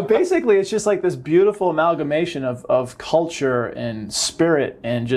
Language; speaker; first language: English; native; English